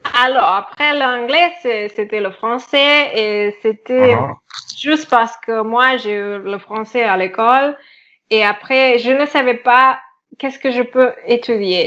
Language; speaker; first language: French; non-native, fluent; Catalan